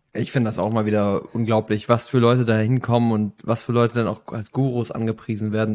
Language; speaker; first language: German; native; German